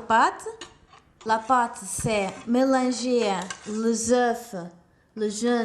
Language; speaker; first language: French; non-native, fluent; Portuguese